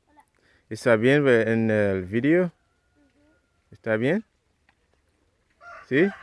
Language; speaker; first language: Spanish; non-native, learner; Haitian Creole